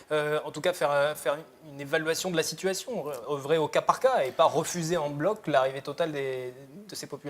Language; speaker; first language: French; native; French